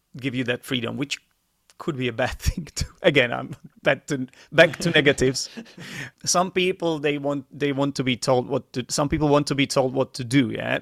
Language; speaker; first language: English; non-native, fluent; Czech